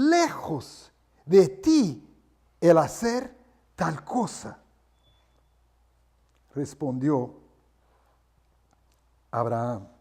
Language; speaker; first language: Spanish; non-native, fluent; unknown